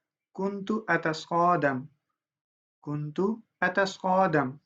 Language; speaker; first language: Arabic; non-native, fluent; Urdu